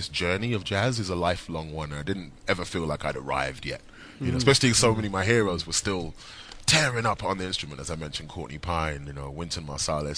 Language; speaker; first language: English; native; English